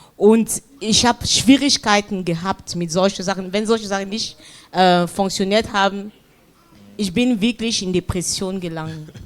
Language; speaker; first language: German; non-native, fluent; French